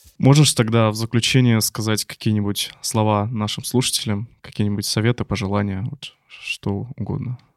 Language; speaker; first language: Russian; native; Russian